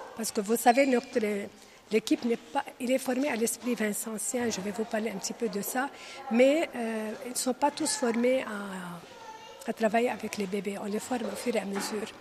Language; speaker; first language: French; non-native, local second language; Arabic